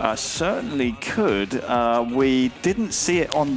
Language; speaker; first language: English; native; English